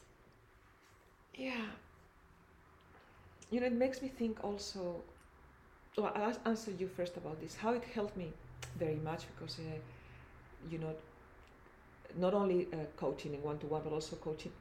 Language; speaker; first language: English; non-native, fluent; Spanish